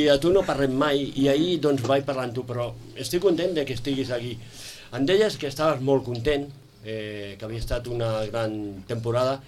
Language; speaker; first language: Catalan; native; Catalan